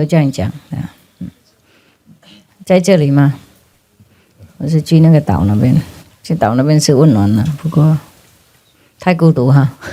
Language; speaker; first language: Chinese; non-native, fluent; Vietnamese